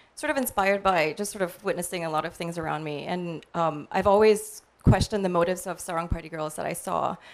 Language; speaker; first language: English; native; English